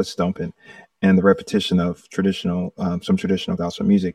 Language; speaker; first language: English; native; English